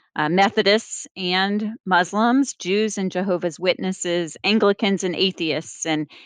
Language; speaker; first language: English; native; English